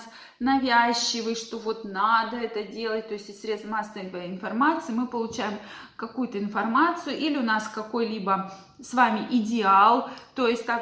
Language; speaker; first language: Russian; native; Russian